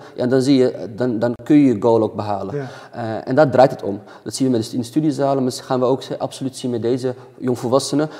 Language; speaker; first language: Dutch; native; Dutch